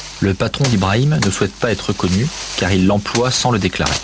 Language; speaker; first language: French; native; French